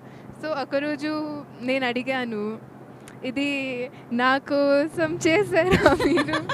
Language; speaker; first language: Telugu; non-native, fluent; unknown